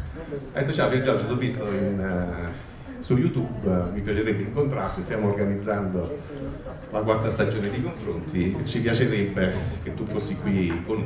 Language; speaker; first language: Italian; native; Italian